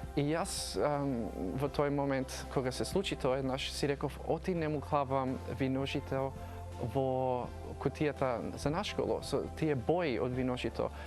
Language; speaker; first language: Macedonian; early bilingual, heritage; Macedonian